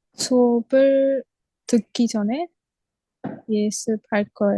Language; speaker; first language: Korean; non-native, learner; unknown